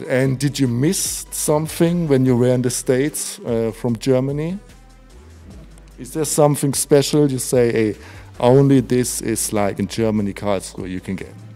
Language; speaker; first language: English; non-native, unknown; German